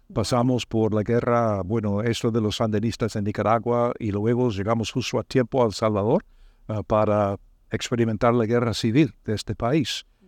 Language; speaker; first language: Spanish; non-native, fluent; English